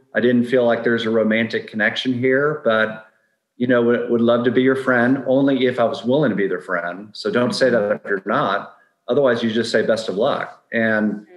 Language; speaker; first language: English; native; English